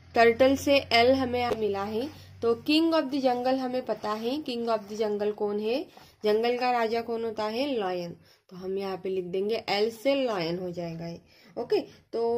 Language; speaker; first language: Hindi; non-native, local second language; Marathi